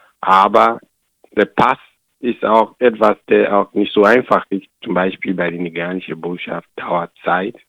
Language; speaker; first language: German; non-native, learner; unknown